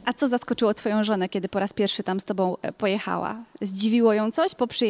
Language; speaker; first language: Polish; native; Polish